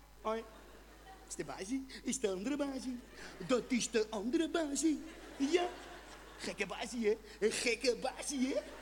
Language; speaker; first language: Dutch; non-native, fluent; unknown